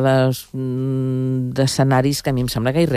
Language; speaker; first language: Catalan; native; Catalan